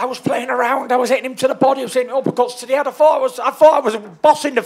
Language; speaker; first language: English; native; English